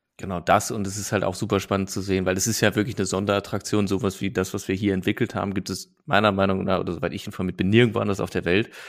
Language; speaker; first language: German; native; German